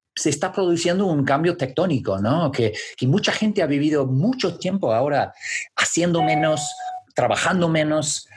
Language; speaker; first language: Spanish; non-native, fluent; English